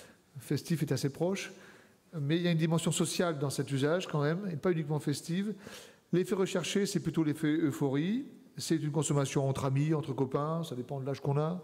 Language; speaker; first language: French; native; French